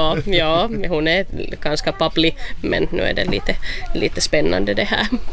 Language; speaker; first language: Swedish; non-native, local second language; Finnish